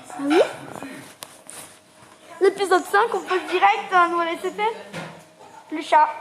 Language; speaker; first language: French; native; French